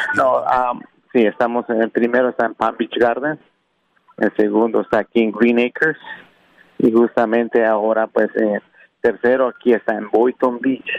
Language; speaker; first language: Spanish; non-native, local second language; Kʼicheʼ